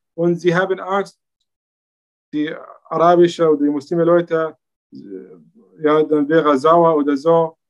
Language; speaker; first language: German; non-native, learner; Arabic